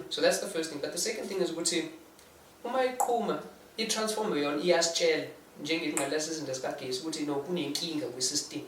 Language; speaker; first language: Zulu; non-native, local second language; English